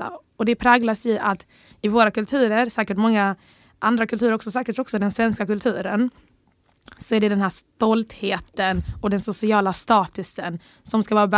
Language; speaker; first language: Swedish; early bilingual, other home language; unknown